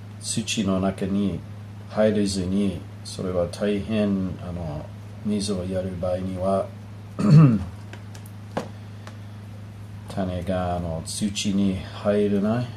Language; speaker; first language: Japanese; non-native, learner; English